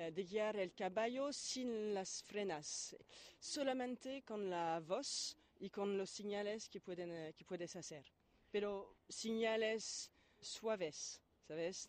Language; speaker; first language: Spanish; non-native, fluent; French